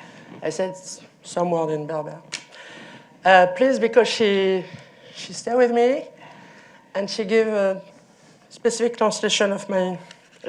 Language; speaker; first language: English; non-native, learner; French